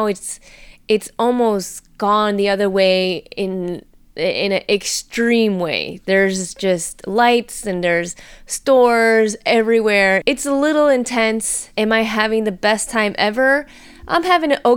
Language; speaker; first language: English; native; English